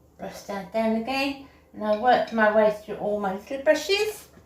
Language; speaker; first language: English; native; English